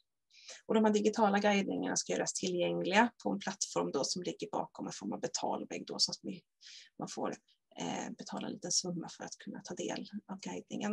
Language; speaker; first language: Swedish; native; Swedish